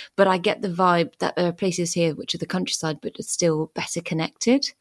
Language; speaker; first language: English; early bilingual, other home language; French